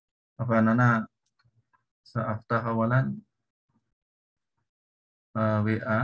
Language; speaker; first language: Arabic; non-native, learner; Indonesian